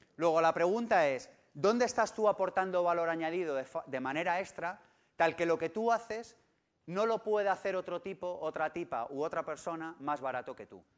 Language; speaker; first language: Spanish; native; Spanish